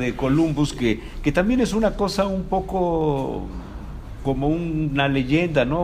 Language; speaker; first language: Spanish; native; Spanish